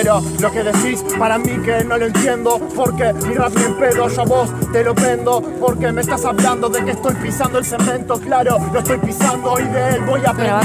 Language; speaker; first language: Spanish; native; Spanish